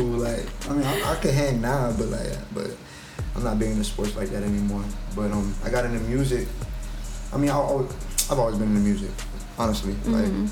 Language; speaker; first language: English; native; English